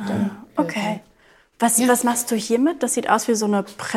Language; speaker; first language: German; native; German